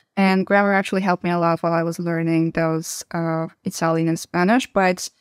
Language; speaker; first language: English; non-native, fluent; Turkish